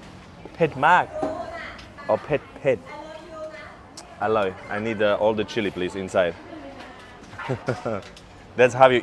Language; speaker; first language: English; non-native, fluent; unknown